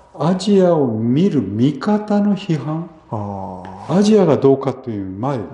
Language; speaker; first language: Japanese; early bilingual, other home language; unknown